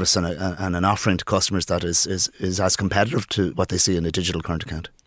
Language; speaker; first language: English; native; English